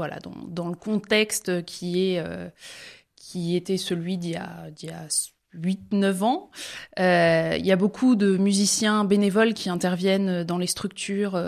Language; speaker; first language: French; native; French